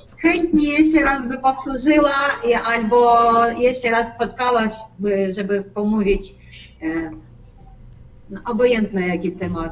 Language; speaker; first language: Polish; non-native, learner; Ukrainian